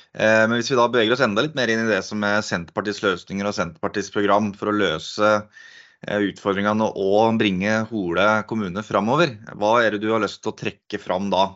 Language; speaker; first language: Norwegian; native; Norwegian